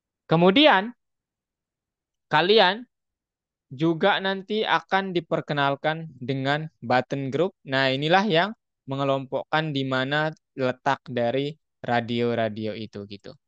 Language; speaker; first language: Indonesian; native; Indonesian